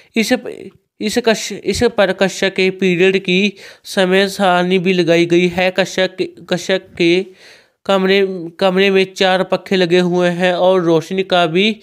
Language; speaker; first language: Hindi; non-native, local second language; Punjabi